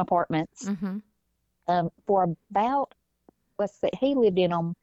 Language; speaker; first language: English; native; English